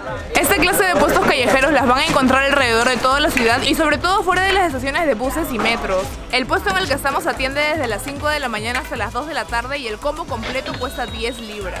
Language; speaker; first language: Spanish; native; Spanish